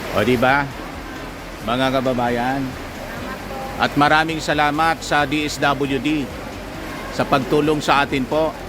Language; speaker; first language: Filipino; non-native, local second language; Bikol